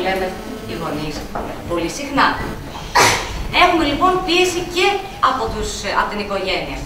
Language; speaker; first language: Greek; native; Greek